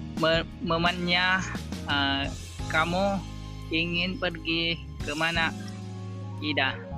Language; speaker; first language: Indonesian; non-native, learner; Thai